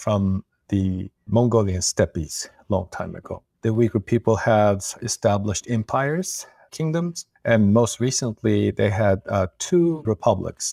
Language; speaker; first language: English; non-native, fluent; Uyghur